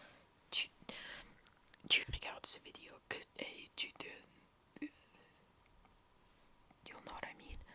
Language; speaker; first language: French; non-native, learner; English